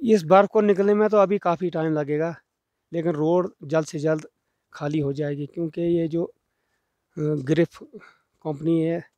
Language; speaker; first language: Hindi; native; Hindi